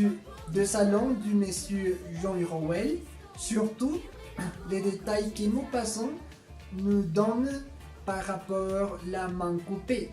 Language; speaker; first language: French; non-native, fluent; Spanish